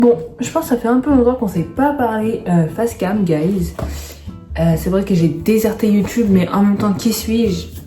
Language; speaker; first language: French; early bilingual, other home language; Arabic